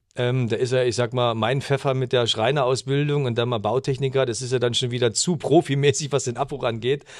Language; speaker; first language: German; native; German